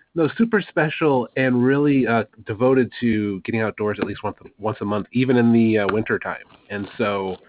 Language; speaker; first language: English; native; English